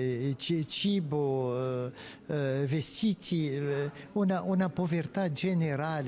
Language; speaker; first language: Italian; non-native, fluent; Arabic